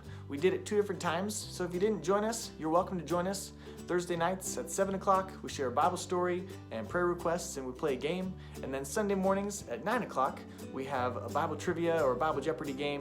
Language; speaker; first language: English; native; English